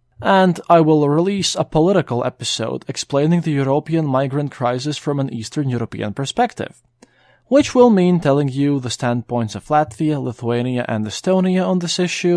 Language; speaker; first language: English; non-native, fluent; Latvian